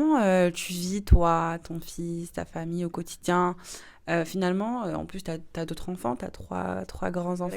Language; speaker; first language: French; native; French